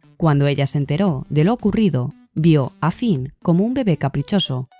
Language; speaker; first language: Spanish; native; Spanish